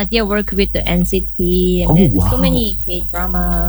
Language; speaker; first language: English; non-native, learner; Korean